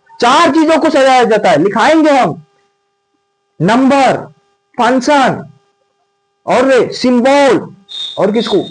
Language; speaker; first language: Hindi; native; Hindi